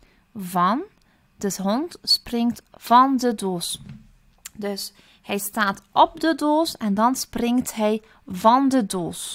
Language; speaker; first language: Dutch; early bilingual, other home language; Turkish